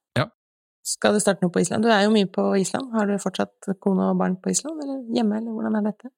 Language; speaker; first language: Norwegian; native; Norwegian